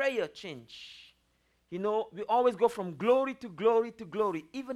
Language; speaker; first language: English; non-native, local second language; French